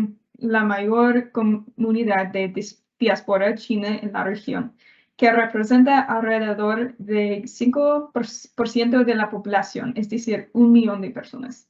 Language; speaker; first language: Spanish; non-native, learner; English